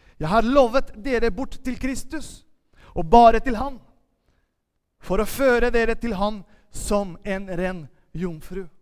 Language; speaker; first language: Norwegian; non-native, fluent; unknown